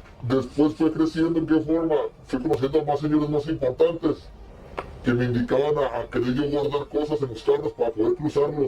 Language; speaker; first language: Spanish; native; Spanish